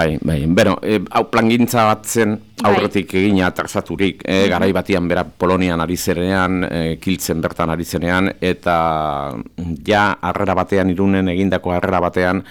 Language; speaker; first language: Basque; native; Basque